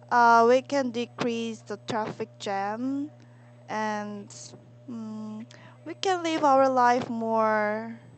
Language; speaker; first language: English; non-native, learner; Korean